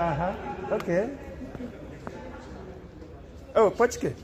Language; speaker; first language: Czech; non-native, learner; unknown